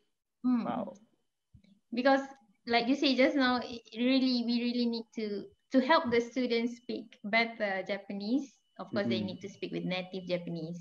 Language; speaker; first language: English; non-native, fluent; Malay